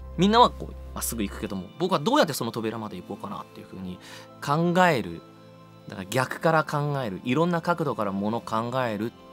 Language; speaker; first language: Japanese; early bilingual, heritage; Japanese